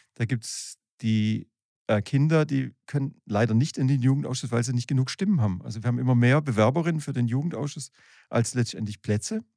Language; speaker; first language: German; native; German